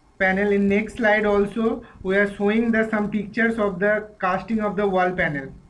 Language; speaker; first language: English; non-native, local second language; Bangla